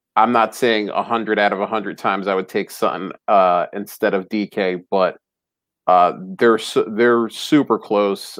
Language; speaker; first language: English; native; English